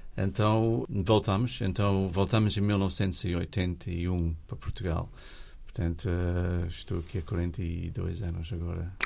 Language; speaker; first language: Portuguese; non-native, fluent; English